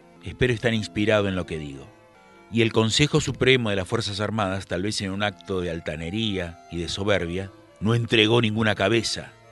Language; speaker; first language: Spanish; native; Spanish